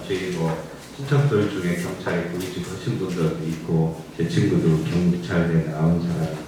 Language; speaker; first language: Korean; native; Korean